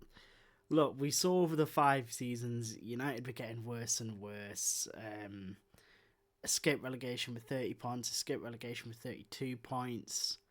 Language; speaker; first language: English; native; English